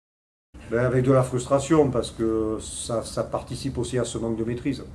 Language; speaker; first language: French; native; French